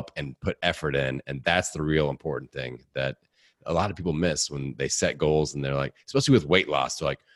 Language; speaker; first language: English; native; English